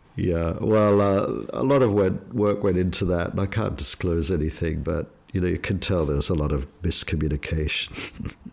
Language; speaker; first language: English; native; English